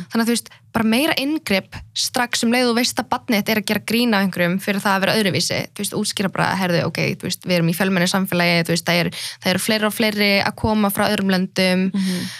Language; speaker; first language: Icelandic; early bilingual, other home language; Central Kurdish